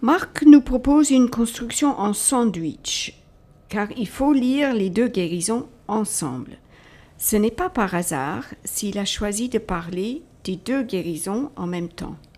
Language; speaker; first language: French; native; French